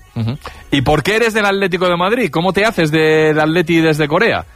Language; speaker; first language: Spanish; native; Spanish